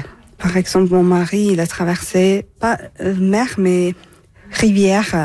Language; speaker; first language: French; non-native, fluent; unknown